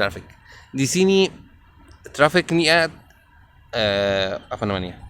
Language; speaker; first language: Indonesian; non-native, learner; Arabic